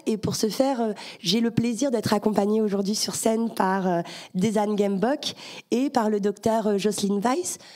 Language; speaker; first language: French; native; French